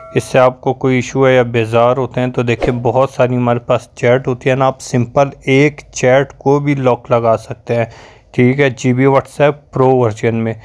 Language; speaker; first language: Urdu; native; Urdu